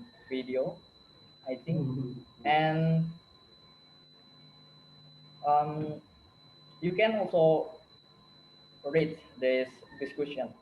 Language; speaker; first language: English; non-native, learner; Indonesian